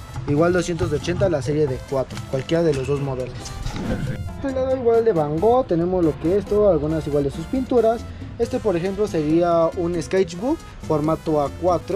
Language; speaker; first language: Spanish; native; Spanish